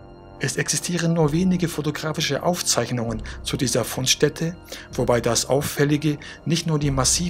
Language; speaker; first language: German; native; German